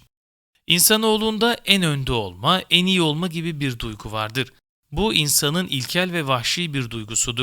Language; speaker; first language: Turkish; native; Turkish